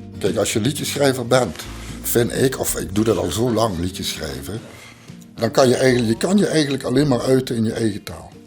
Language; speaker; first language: Dutch; native; Dutch